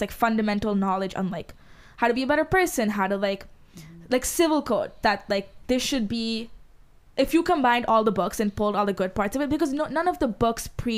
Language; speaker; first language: English; non-native, fluent; Hindi